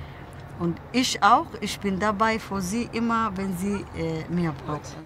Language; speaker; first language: German; non-native, learner; Somali